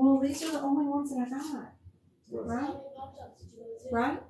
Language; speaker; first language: English; native; English